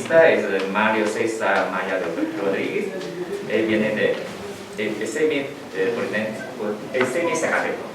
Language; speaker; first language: Spanish; non-native, learner; Chinese